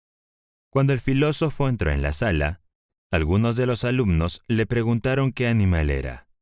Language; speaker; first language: Spanish; native; Spanish